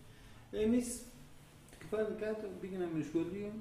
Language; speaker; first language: Greek; non-native, learner; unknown